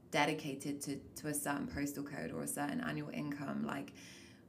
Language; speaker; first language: English; native; English